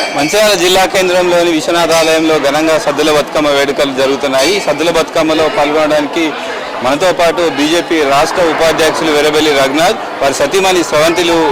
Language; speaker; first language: Telugu; native; Telugu